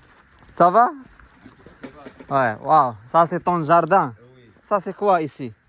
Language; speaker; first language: French; non-native, learner; Arabic